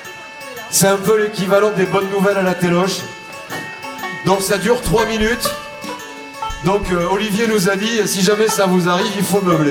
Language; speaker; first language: French; native; French